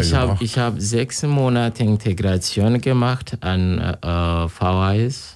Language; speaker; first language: German; non-native, learner; Kinyarwanda